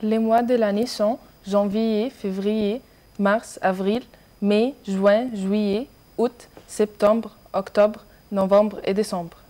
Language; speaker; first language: French; non-native, learner; Arabic